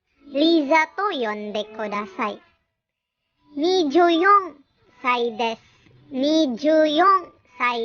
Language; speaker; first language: Japanese; non-native, learner; Filipino